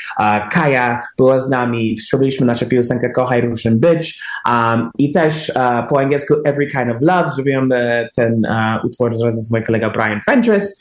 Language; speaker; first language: Polish; early bilingual, heritage; English